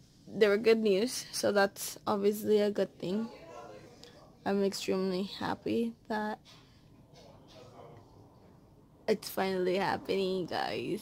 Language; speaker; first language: English; early bilingual, other home language; Spanish